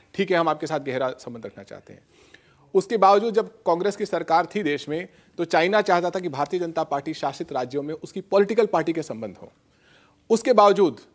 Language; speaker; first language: Hindi; native; Hindi